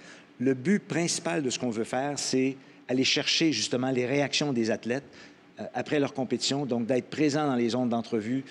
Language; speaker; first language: French; native; French